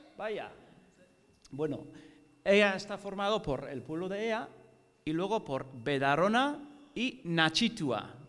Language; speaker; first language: Spanish; non-native, fluent; English